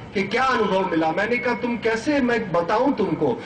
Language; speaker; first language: Hindi; non-native, local second language; Marathi